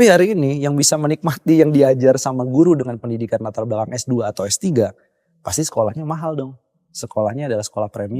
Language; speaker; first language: Indonesian; native; Indonesian